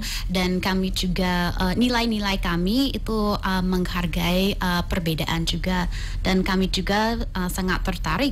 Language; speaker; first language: Indonesian; non-native, fluent; English